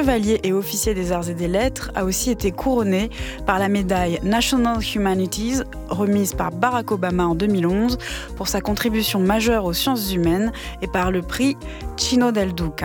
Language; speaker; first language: French; native; French